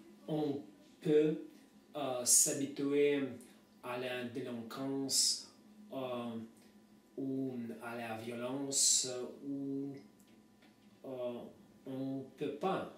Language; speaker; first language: French; non-native, fluent; Russian